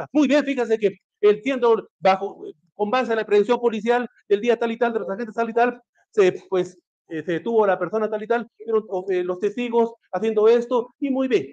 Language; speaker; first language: Spanish; native; Spanish